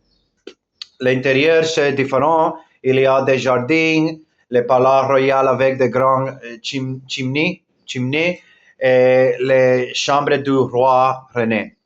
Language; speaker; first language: French; non-native, learner; Spanish